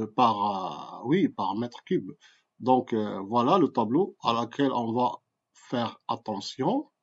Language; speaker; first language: French; non-native, local second language; Arabic